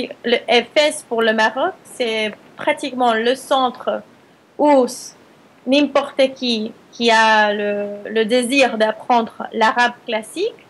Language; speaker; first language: French; non-native, fluent; Spanish